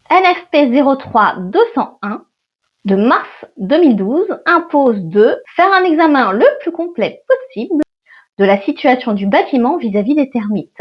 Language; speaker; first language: French; native; French